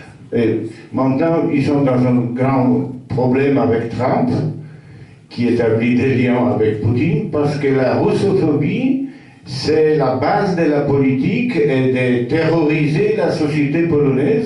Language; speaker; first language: French; non-native, fluent; Polish